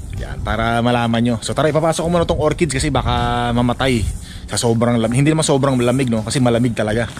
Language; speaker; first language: Filipino; native; Filipino